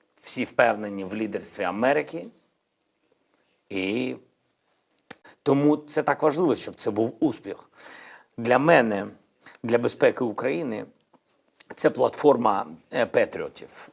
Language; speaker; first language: Ukrainian; non-native, local second language; Russian